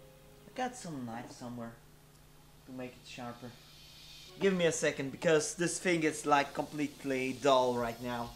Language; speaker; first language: English; non-native, fluent; Polish